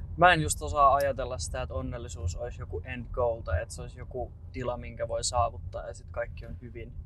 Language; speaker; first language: Finnish; native; Finnish